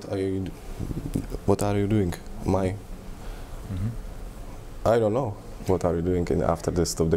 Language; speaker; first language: English; non-native, learner; Czech